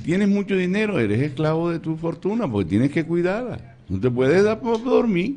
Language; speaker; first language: Spanish; native; Spanish